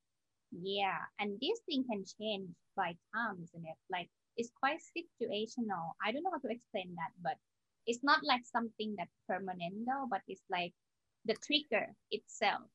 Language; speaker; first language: English; non-native, learner; Thai